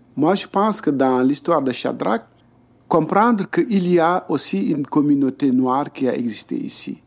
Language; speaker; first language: French; non-native, local second language; Wolof